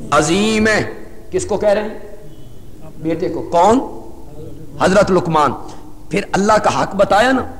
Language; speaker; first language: Urdu; non-native, local second language; Punjabi